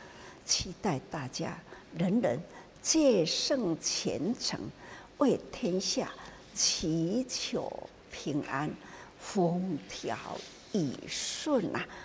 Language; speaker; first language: Chinese; non-native, local second language; Min Nan Chinese